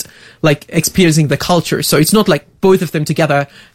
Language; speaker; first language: English; non-native, local second language; Tamil